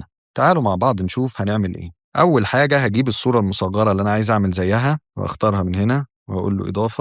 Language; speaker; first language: Arabic; native; Arabic